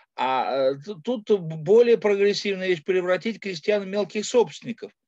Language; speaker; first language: Russian; native; Russian